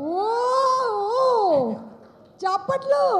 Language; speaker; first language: Telugu; native; Telugu